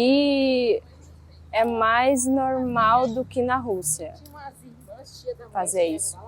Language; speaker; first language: Portuguese; non-native, fluent; Russian